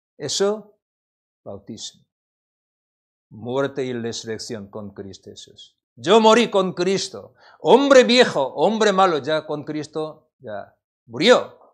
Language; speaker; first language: Spanish; non-native, learner; Korean